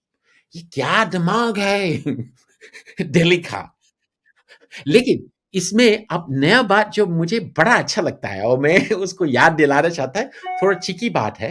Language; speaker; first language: Hindi; non-native, fluent; English